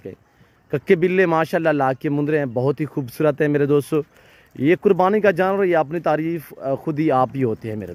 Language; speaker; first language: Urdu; non-native, local second language; Saraiki